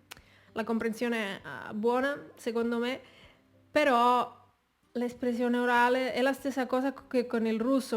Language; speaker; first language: Italian; non-native, fluent; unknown